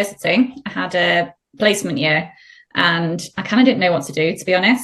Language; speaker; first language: English; native; English